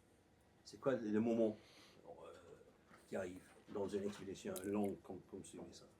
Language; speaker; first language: French; non-native, learner; English